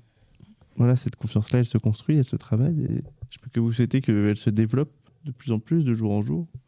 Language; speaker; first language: French; native; French